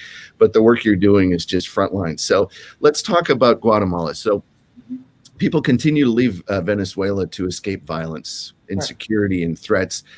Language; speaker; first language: English; native; English